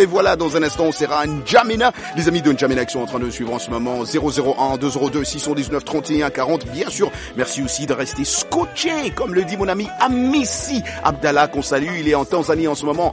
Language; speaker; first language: French; non-native, local second language; Lingala